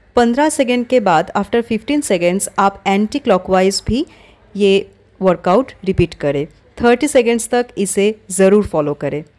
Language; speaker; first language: Hindi; native; Hindi